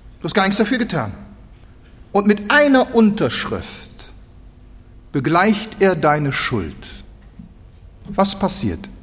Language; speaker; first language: German; native; German